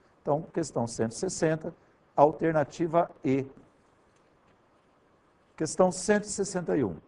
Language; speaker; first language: Portuguese; native; Portuguese